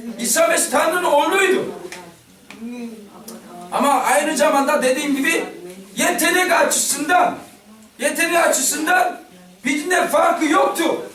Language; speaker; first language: Turkish; non-native, learner; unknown